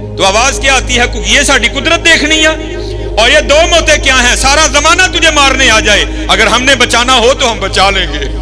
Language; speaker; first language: Urdu; non-native, local second language; Punjabi